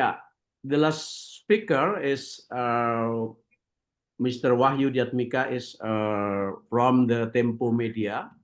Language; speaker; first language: English; non-native, learner; Indonesian